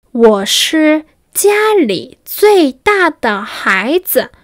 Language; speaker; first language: Chinese; non-native, fluent; Spanish